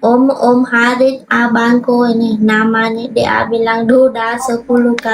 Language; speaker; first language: Indonesian; non-native, learner; Vietnamese